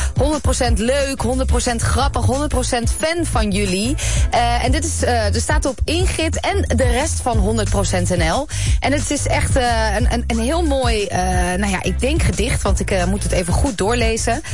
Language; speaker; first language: Dutch; native; Dutch